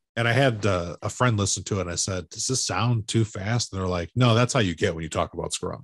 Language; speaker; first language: English; native; English